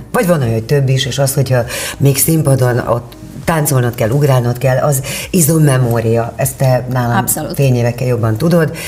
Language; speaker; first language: Hungarian; native; Hungarian